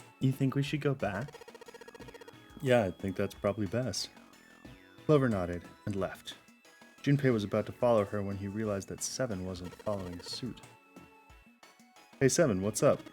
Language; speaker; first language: English; native; English